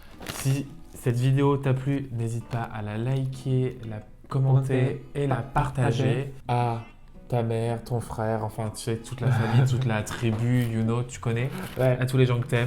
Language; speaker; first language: French; native; French